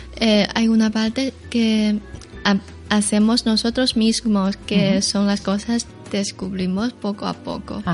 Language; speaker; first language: Spanish; non-native, learner; Chinese